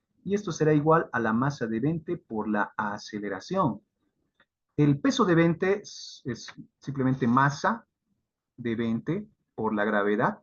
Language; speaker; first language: Spanish; native; Spanish